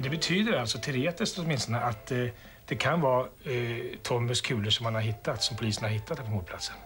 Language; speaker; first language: Swedish; native; Swedish